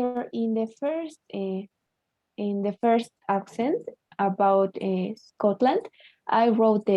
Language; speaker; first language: English; non-native, learner; Spanish